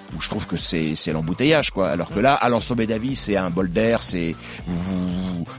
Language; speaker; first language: French; native; French